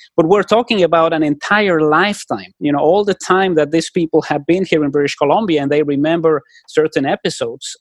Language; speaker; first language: English; non-native, fluent; Spanish